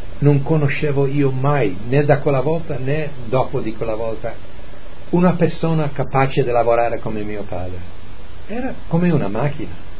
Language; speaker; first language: Italian; early bilingual, heritage; Italian